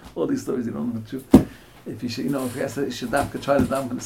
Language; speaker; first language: English; native; English